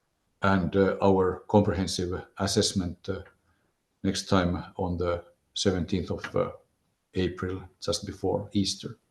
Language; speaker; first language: English; non-native, fluent; Finnish